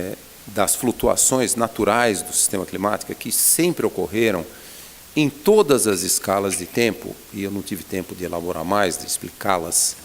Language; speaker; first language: Portuguese; native; Portuguese